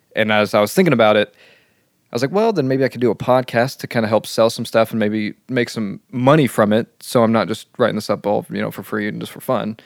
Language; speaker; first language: English; native; English